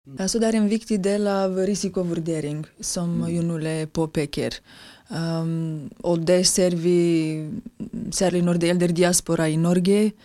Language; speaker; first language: Norwegian; non-native, fluent; Romanian